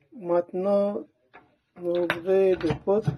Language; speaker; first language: French; non-native, learner; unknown